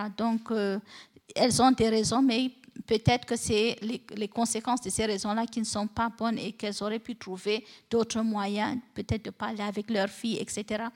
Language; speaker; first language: French; non-native, local second language; Fula